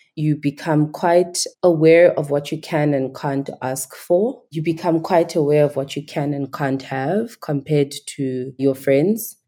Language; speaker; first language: English; non-native, local second language; Igbo